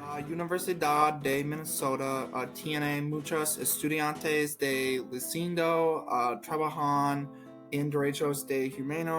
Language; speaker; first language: Spanish; non-native, learner; English